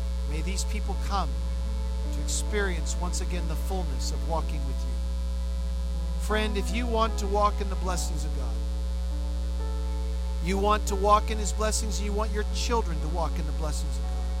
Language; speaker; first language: English; native; English